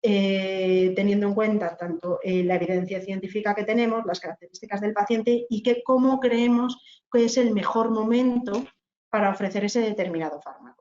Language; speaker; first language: Spanish; native; Spanish